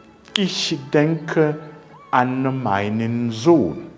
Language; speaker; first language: German; non-native, fluent; Rundi